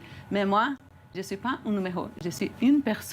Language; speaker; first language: French; non-native, fluent; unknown